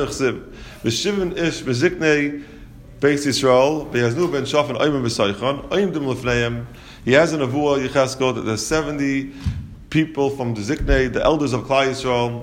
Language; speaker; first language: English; native; English